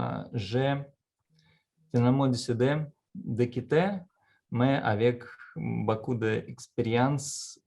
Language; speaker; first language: French; non-native, learner; Russian